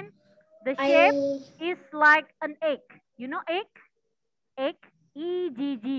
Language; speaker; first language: English; non-native, learner; Indonesian